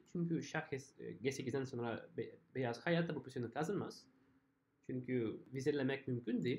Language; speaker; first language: Turkish; non-native, fluent; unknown